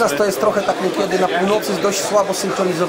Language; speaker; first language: Polish; native; Polish